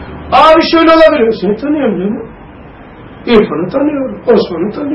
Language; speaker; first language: Turkish; native; Turkish